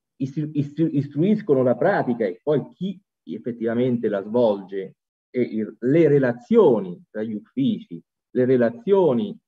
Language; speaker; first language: Italian; native; Italian